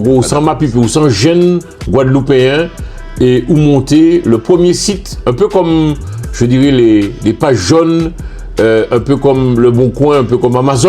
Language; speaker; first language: French; non-native, local second language; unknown